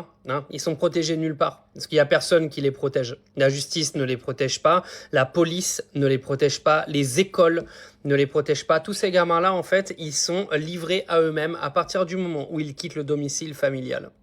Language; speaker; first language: French; native; French